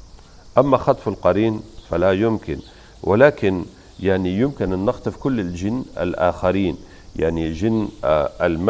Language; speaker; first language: Arabic; native; Arabic